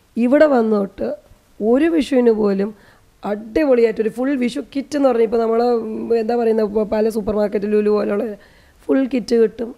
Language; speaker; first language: Malayalam; native; Malayalam